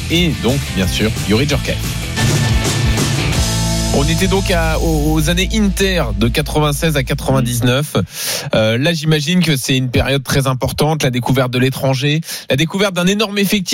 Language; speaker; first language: French; native; French